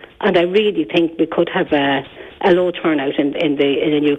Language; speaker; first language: English; native; English